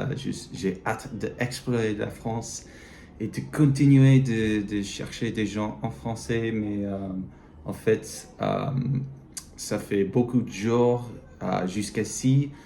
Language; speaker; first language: French; non-native, learner; English